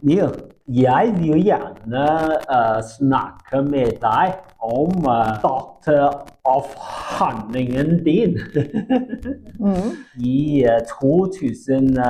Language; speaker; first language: Norwegian; non-native, learner; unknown